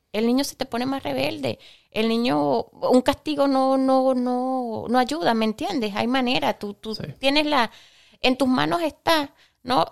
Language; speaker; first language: Spanish; native; Spanish